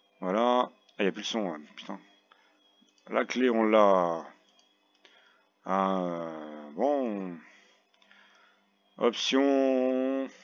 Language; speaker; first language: French; native; French